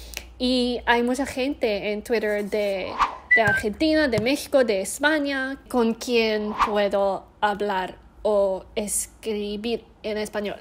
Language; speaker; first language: Spanish; non-native, learner; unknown